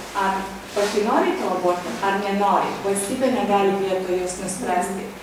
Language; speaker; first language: Lithuanian; non-native, fluent; Hungarian